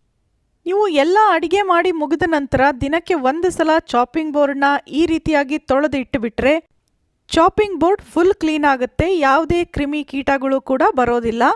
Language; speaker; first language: Kannada; native; Kannada